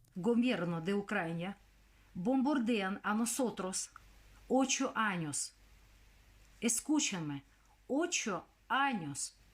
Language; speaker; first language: Spanish; non-native, learner; Russian